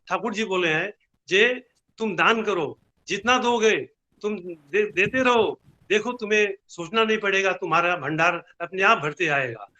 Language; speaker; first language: Hindi; non-native, local second language; Bangla